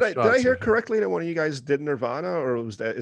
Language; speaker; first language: English; native; English